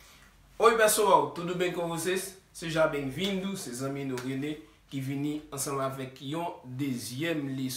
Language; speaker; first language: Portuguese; non-native, learner; Haitian Creole